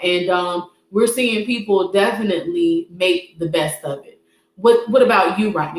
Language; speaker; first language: English; native; English